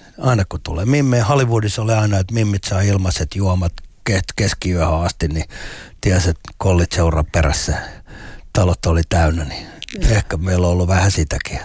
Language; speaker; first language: Finnish; native; Finnish